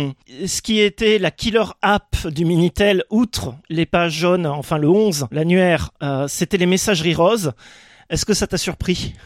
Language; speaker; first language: French; native; French